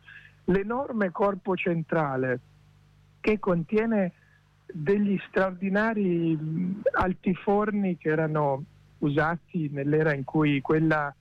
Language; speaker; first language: Italian; native; Italian